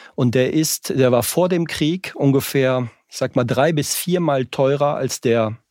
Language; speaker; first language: German; non-native, fluent; French